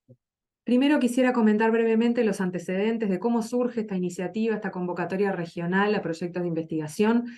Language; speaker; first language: Spanish; native; Spanish